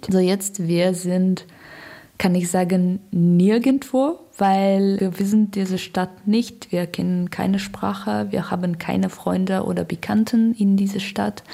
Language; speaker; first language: German; non-native, learner; Russian